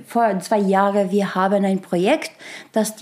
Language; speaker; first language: German; non-native, learner; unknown